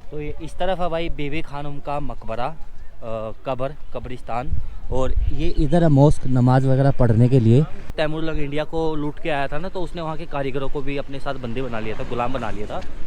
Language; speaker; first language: Hindi; native; Hindi